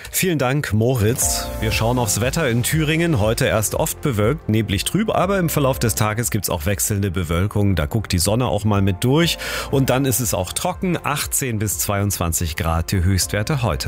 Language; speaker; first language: German; native; German